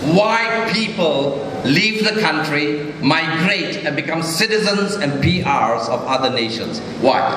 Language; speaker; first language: English; non-native, local second language; Chinese